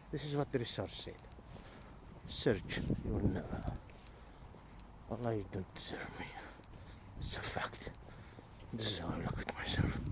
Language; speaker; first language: English; non-native, fluent; Arabic